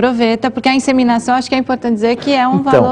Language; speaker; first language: Portuguese; native; Portuguese